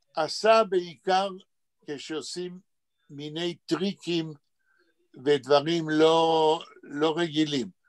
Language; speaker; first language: Hebrew; native; Hebrew